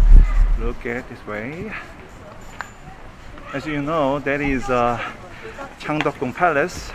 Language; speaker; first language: English; non-native, fluent; Korean